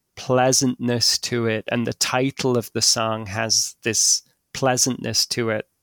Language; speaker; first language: English; native; English